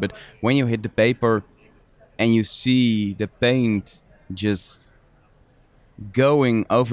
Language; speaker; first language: English; non-native, fluent; Dutch